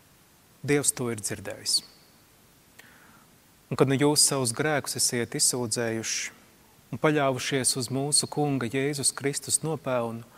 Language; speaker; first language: Latvian; native; Latvian